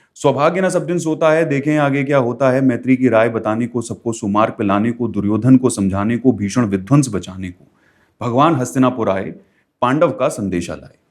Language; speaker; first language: Hindi; native; Hindi